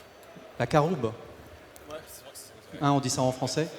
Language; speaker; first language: French; native; French